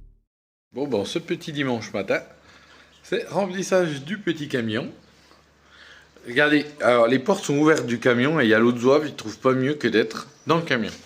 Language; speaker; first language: French; native; French